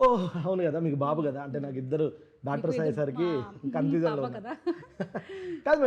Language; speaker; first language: Telugu; native; Telugu